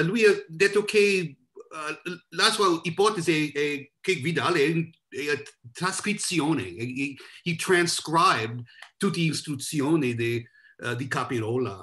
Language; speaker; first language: Italian; non-native, learner; English